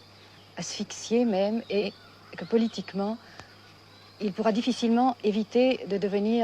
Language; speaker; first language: French; native; French